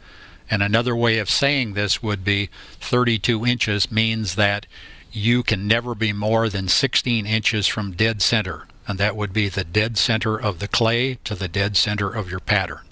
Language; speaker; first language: English; native; English